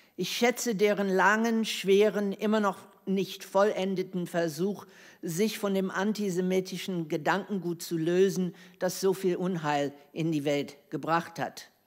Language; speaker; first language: German; non-native, fluent; English